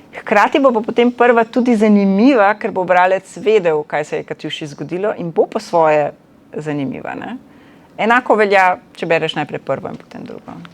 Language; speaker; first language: Slovenian; native; Slovenian